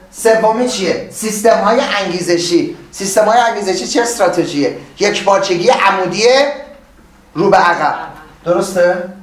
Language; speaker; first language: Persian; native; Persian